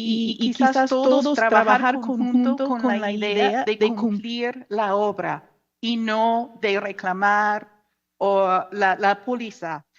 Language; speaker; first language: Spanish; non-native, fluent; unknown